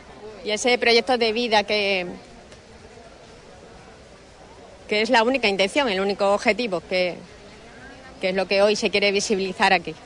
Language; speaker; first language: Spanish; native; Spanish